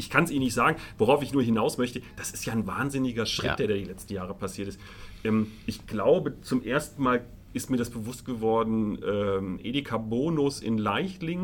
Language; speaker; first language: German; native; German